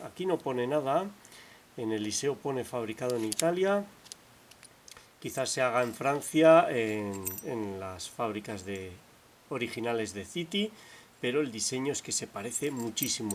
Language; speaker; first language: Spanish; native; Spanish